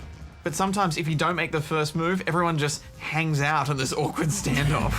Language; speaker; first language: English; native; English